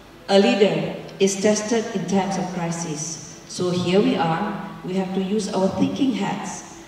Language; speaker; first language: English; non-native, local second language; Malay